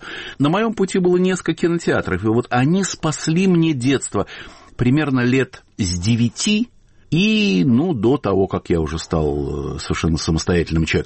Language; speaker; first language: Russian; native; Russian